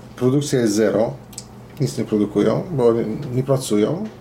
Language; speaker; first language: Polish; non-native, fluent; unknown